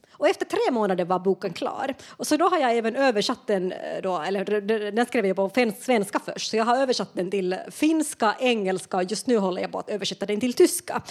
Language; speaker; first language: Swedish; non-native, local second language; Finnish